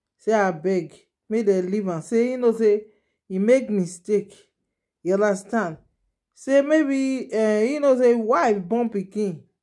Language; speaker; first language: Nigerian Pidgin; non-native, local second language; Yoruba